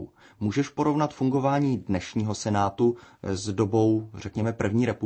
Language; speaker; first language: Czech; native; Czech